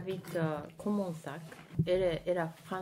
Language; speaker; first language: French; non-native, learner; Japanese